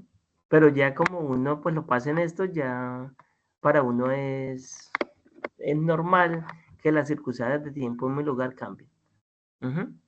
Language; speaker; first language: Spanish; native; Spanish